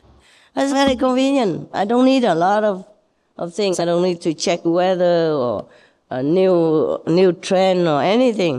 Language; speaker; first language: English; non-native, fluent; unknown